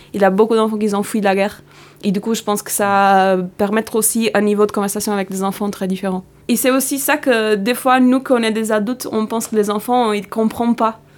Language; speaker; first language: French; non-native, fluent; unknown